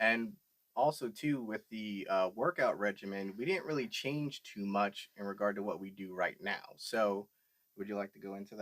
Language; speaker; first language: English; native; English